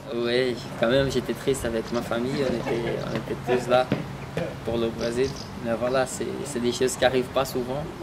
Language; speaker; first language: French; non-native, fluent; Portuguese